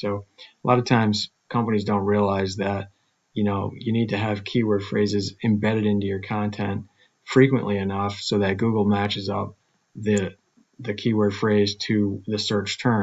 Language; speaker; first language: English; native; English